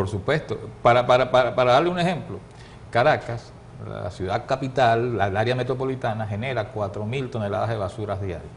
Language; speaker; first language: Spanish; native; Spanish